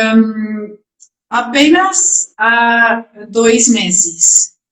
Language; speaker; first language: Portuguese; non-native, learner; Dutch